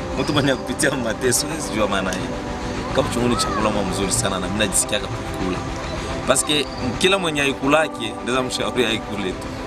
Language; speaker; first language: Swahili; native; Swahili